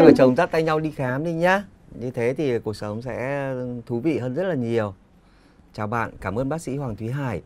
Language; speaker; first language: Vietnamese; native; Vietnamese